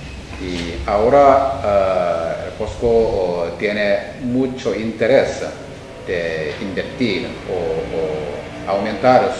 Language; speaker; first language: Spanish; non-native, fluent; Korean